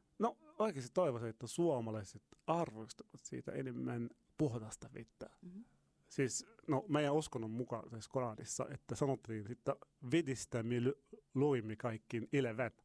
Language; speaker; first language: Finnish; non-native, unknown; Arabic